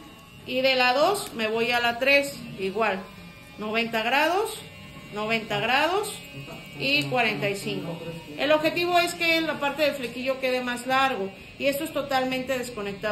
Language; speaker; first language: Spanish; native; Spanish